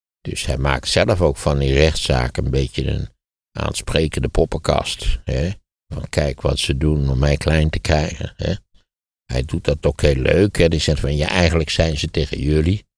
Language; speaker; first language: Dutch; native; Dutch